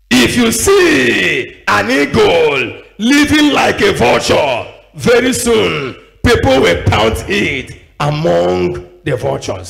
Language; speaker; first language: English; non-native, local second language; Igbo